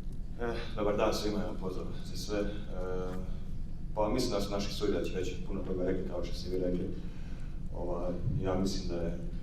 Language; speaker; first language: Croatian; native; Croatian